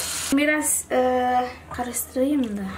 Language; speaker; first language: Turkish; non-native, learner; Indonesian